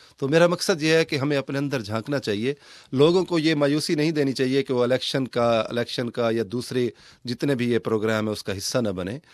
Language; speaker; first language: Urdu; non-native, local second language; Saraiki